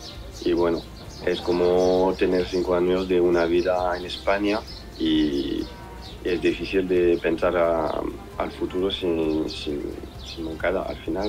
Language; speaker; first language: Spanish; non-native, fluent; French